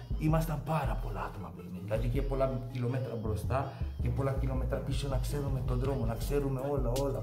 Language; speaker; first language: Greek; non-native, fluent; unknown